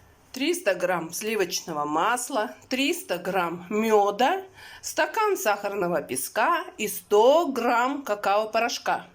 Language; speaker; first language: Russian; native; Russian